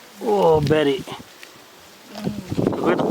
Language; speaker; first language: Russian; non-native, learner; Hindi